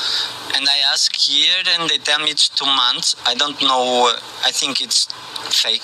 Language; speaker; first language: English; non-native, learner; Portuguese